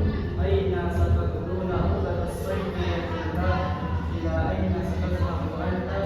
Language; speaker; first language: Arabic; non-native, learner; Indonesian